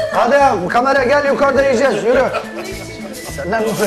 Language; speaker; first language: Turkish; native; Turkish